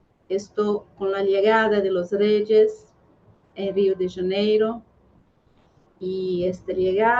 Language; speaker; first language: Spanish; non-native, fluent; Portuguese